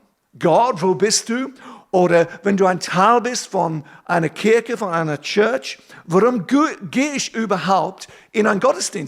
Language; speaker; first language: German; non-native, fluent; English